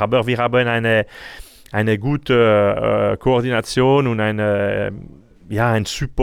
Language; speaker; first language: German; non-native, learner; French